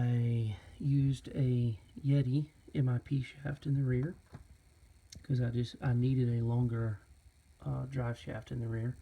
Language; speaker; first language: English; native; English